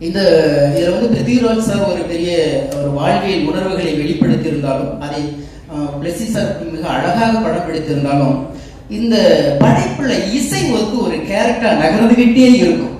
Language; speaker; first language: Tamil; native; Tamil